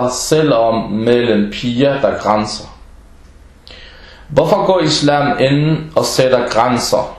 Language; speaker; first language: Danish; early bilingual, other home language; Arabic